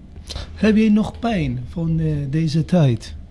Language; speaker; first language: Dutch; non-native, learner; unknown